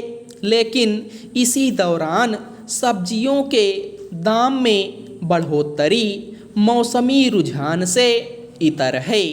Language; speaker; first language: Hindi; native; Hindi